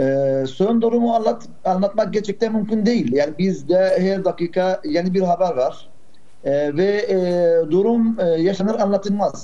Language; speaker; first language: Turkish; non-native, fluent; Arabic